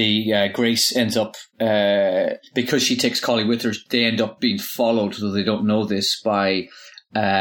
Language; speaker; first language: English; native; English